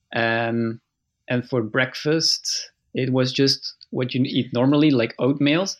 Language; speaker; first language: English; non-native, fluent; Dutch